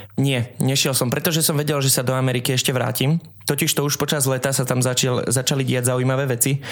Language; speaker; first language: Slovak; native; Slovak